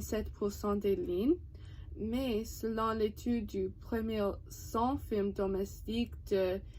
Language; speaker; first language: French; non-native, learner; English